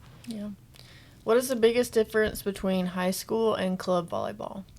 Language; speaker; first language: English; native; English